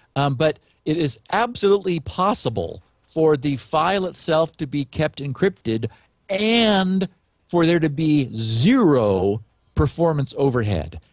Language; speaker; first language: English; native; English